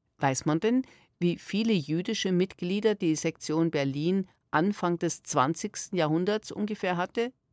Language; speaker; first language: German; native; German